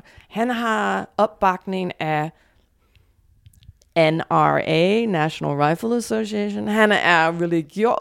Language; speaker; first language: Danish; non-native, fluent; English